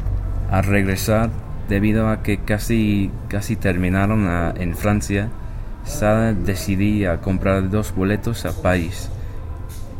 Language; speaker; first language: Spanish; non-native, learner; English